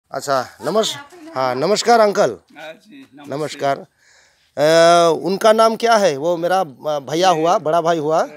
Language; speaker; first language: Hindi; non-native, local second language; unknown